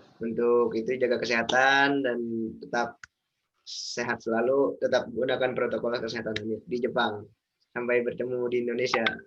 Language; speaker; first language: Indonesian; native; Indonesian